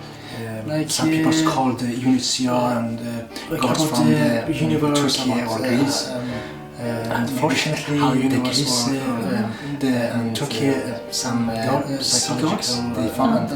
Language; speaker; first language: English; non-native, learner; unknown